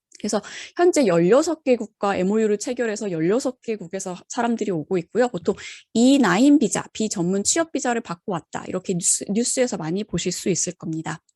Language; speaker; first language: Korean; native; Korean